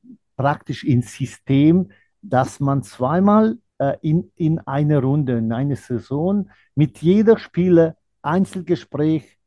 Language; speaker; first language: German; non-native, fluent; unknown